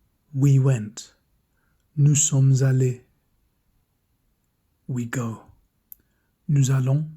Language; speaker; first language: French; non-native, fluent; English